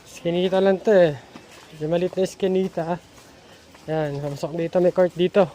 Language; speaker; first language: Filipino; native; Filipino